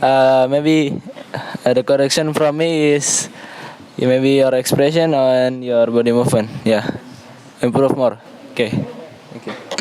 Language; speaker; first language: English; non-native, learner; Indonesian